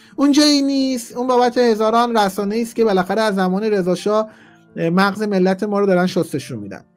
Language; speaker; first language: Persian; native; Persian